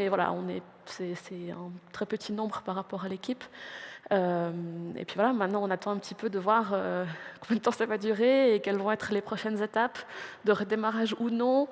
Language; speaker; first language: French; native; French